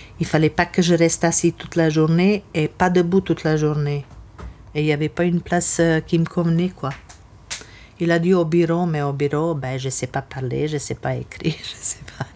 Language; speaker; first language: French; non-native, fluent; Serbian